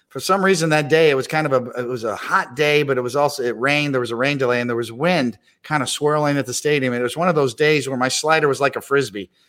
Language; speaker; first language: English; native; English